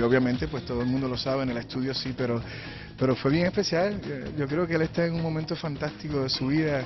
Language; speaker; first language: Spanish; native; Spanish